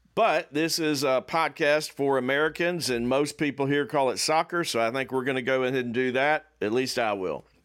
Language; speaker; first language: English; native; English